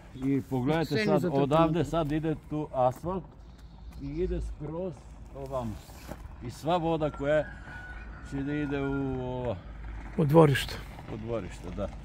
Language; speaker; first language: Bosnian; non-native, local second language; Bulgarian